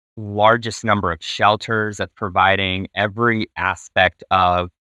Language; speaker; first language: English; native; English